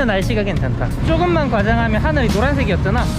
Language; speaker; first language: Korean; native; Korean